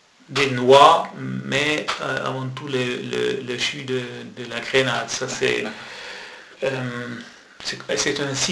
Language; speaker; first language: French; non-native, local second language; German